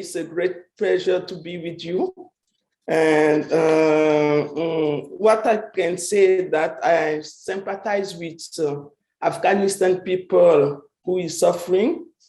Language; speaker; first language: English; non-native, fluent; French